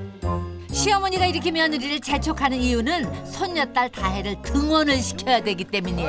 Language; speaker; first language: Korean; native; Korean